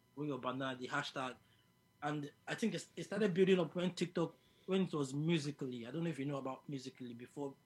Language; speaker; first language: English; non-native, local second language; Yoruba